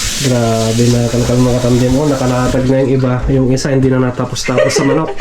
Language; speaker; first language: Filipino; non-native, local second language; Iloko